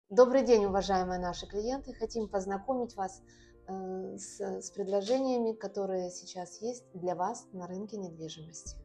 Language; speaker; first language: Russian; non-native, local second language; Kyrgyz